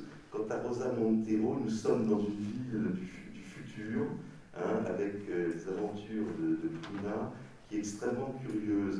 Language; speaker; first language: French; native; French